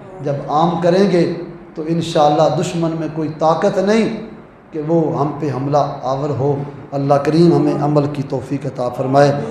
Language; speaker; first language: Urdu; non-native, local second language; Punjabi